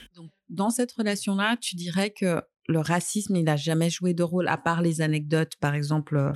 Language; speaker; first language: French; native; French